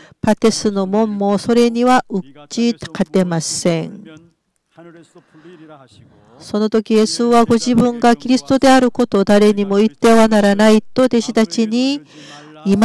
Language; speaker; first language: Japanese; non-native, fluent; Korean